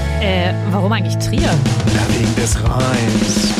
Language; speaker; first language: German; native; German